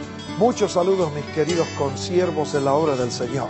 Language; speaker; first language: Spanish; native; Spanish